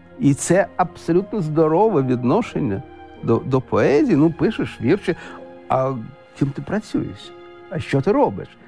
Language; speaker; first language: Ukrainian; non-native, local second language; Russian